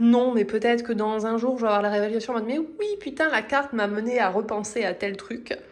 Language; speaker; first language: French; native; French